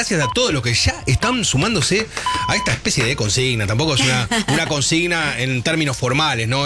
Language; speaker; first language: Spanish; native; Spanish